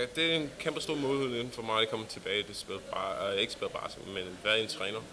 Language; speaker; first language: Danish; non-native, fluent; English